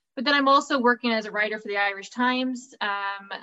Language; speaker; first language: English; native; English